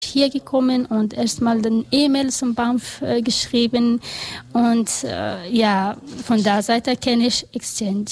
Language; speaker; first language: German; non-native, learner; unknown